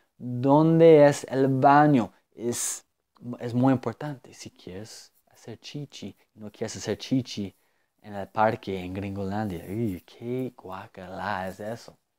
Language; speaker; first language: Spanish; non-native, fluent; English